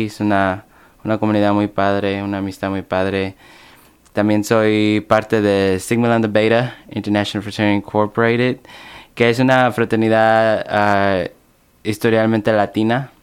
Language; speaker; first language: Spanish; early bilingual, other home language; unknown